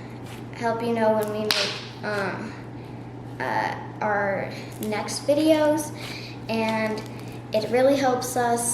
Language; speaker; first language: English; native; English